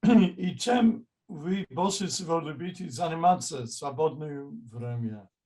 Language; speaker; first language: Russian; non-native, fluent; English